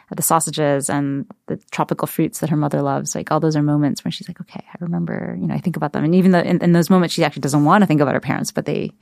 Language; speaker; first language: English; native; English